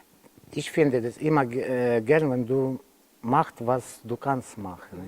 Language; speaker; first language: German; non-native, learner; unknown